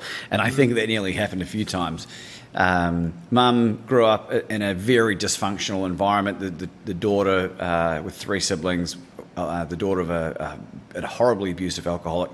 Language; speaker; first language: English; native; English